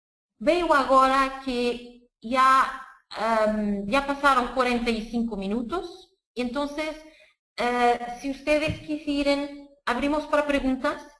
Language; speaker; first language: Spanish; non-native, fluent; Portuguese